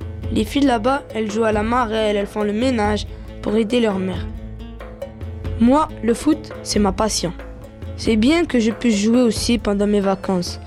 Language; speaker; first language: French; early bilingual, other home language; Arabic